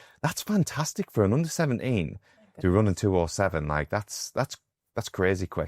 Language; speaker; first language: English; native; English